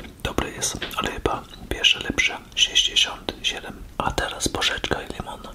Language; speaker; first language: Polish; early bilingual, heritage; Polish